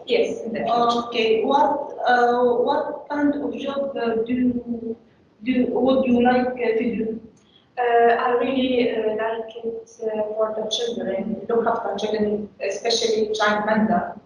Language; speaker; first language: English; non-native, learner; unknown